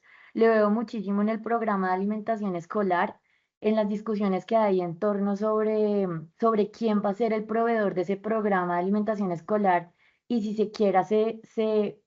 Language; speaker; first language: Spanish; native; Spanish